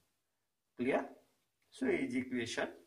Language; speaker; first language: English; non-native, local second language; Gujarati